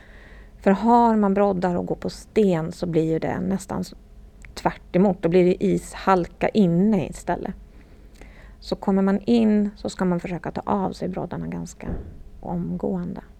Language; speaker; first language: Swedish; native; Swedish